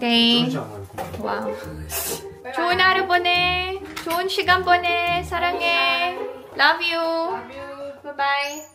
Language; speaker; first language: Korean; non-native, learner; Filipino